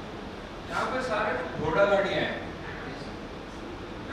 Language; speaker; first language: Hindi; native; Hindi